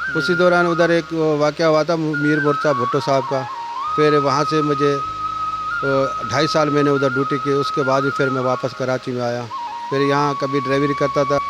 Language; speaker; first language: Urdu; non-native, local second language; Sindhi